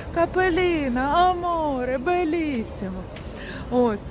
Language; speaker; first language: Ukrainian; native; Ukrainian